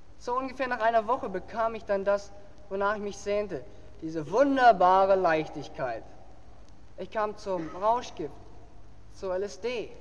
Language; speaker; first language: German; native; German